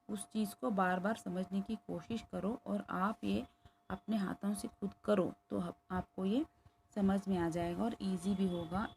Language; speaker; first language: Hindi; non-native, local second language; Kannada